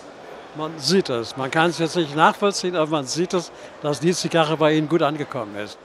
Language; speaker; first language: German; native; German